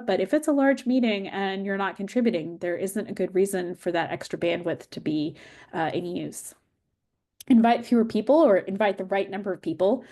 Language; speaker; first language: English; native; English